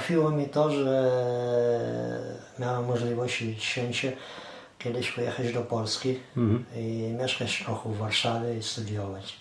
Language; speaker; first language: Polish; non-native, fluent; Ukrainian